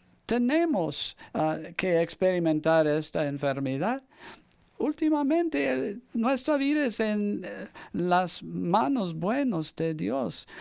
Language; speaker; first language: Spanish; non-native, fluent; English